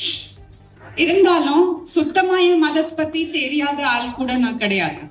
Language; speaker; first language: Tamil; non-native, fluent; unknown